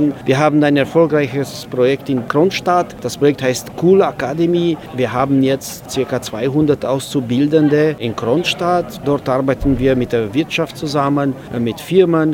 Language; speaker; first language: German; non-native, fluent; Romanian